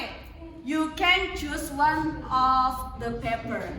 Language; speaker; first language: English; non-native, learner; Indonesian